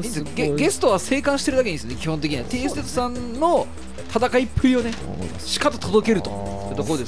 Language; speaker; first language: Japanese; native; Japanese